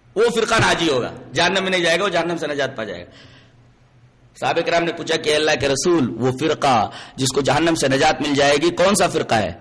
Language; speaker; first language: Urdu; native; Urdu